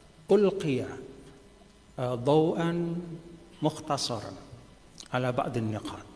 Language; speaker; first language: Arabic; non-native, fluent; Sasak